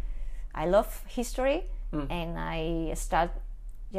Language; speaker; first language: English; non-native, learner; Spanish